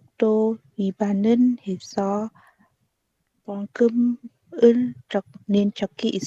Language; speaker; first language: Korean; non-native, learner; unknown